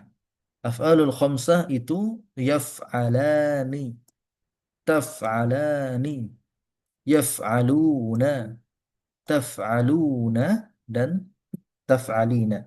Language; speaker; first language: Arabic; non-native, fluent; Indonesian